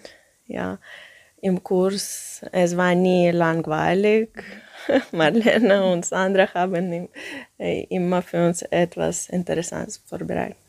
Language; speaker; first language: German; non-native, fluent; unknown